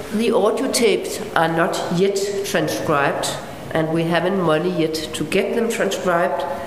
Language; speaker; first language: English; non-native, fluent; Danish